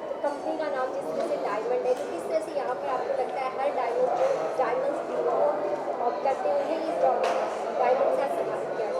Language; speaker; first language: Hindi; native; Hindi